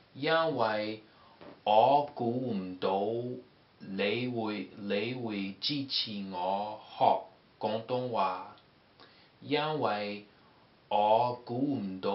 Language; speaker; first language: Cantonese; non-native, learner; English